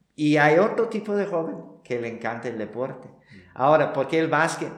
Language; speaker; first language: Spanish; non-native, fluent; English